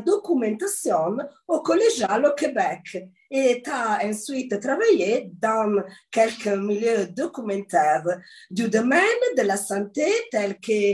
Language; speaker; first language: French; non-native, learner; Italian